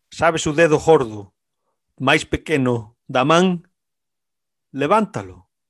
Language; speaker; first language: Galician; native; Galician